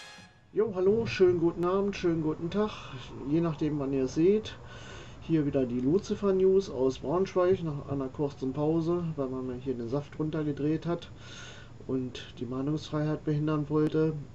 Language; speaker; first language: German; native; German